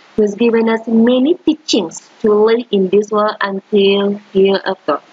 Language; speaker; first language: English; non-native, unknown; Indonesian